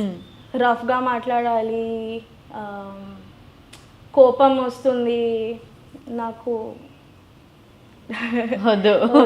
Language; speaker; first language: Telugu; non-native, learner; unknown